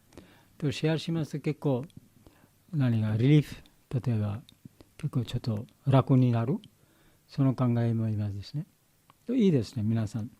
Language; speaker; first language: Japanese; non-native, learner; Bangla